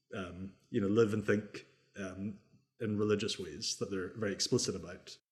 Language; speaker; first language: English; native; English